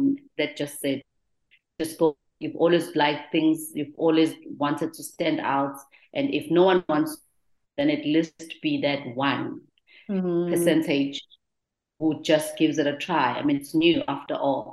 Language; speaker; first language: English; non-native, local second language; Zulu